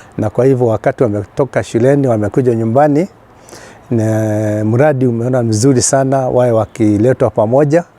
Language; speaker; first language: Swahili; non-native, local second language; Kikuyu